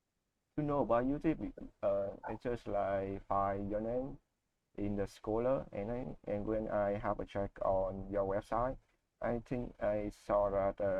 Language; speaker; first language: English; non-native, learner; Vietnamese